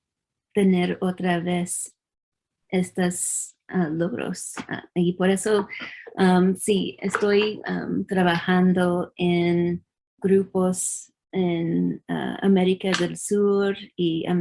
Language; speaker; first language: Spanish; early bilingual, heritage; English